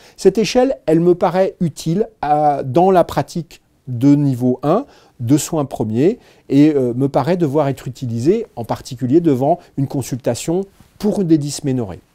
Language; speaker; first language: French; native; French